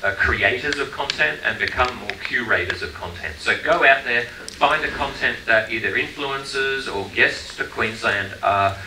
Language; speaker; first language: English; native; English